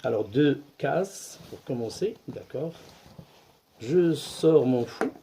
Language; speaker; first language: French; non-native, local second language; Arabic